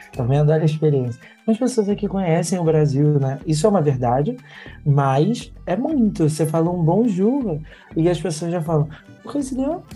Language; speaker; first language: Portuguese; native; Portuguese